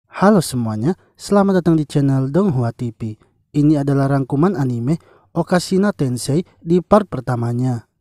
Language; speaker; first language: Indonesian; native; Indonesian